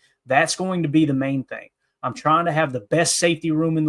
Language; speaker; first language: English; native; English